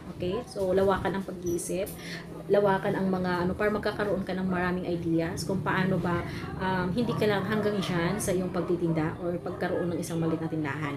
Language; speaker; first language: Filipino; non-native, local second language; Cebuano